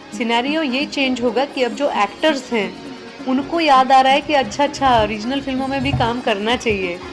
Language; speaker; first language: Hindi; non-native, local second language; Marathi